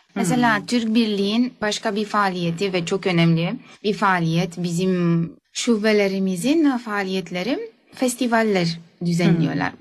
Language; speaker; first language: Turkish; early bilingual, heritage; Turkish